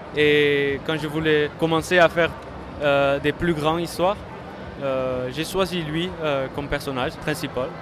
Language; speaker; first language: French; non-native, fluent; Dutch